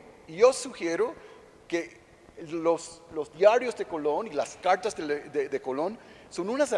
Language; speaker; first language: Spanish; non-native, fluent; English